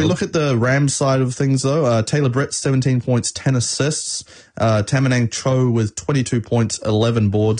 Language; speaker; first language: English; native; English